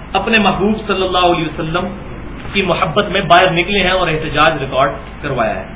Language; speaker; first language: Urdu; non-native, local second language; Punjabi